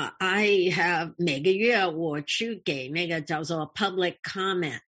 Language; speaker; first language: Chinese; early bilingual, heritage; English